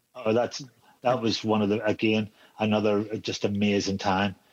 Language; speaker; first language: English; native; English